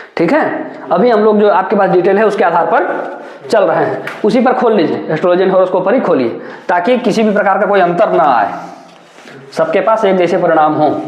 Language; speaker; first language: Hindi; native; Hindi